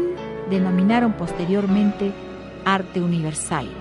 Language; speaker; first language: Spanish; native; Spanish